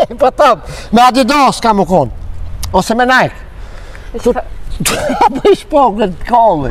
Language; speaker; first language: German; non-native, learner; Albanian